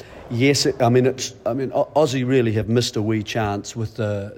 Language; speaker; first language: English; native; English